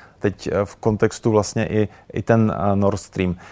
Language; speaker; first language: Czech; native; Czech